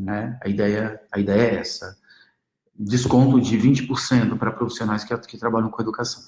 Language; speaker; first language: Portuguese; native; Portuguese